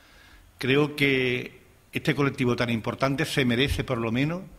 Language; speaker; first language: Spanish; native; Spanish